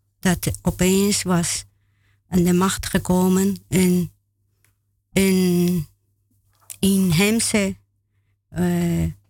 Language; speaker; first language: Dutch; non-native, learner; Spanish